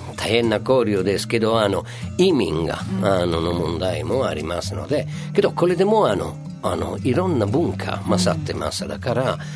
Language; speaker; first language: Japanese; non-native, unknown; Italian